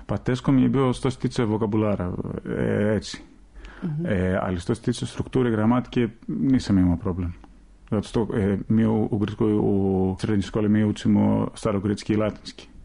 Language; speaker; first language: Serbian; non-native, fluent; Greek